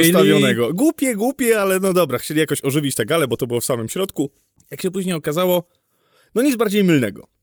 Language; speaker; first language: Polish; native; Polish